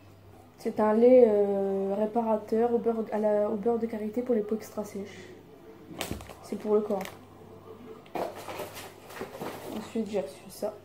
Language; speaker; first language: French; native; French